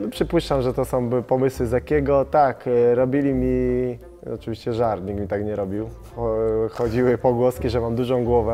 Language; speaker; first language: Polish; native; Polish